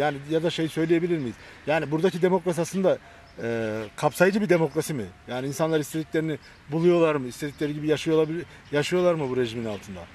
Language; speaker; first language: Turkish; native; Turkish